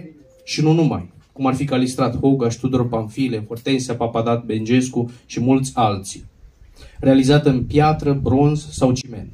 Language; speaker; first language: Romanian; native; Romanian